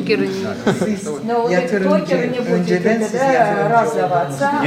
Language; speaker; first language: Russian; non-native, learner; Azerbaijani